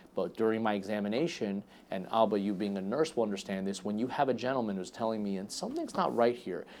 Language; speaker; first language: English; native; English